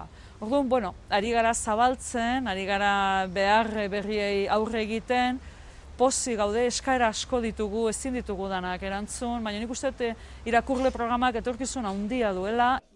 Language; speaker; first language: Basque; native; Basque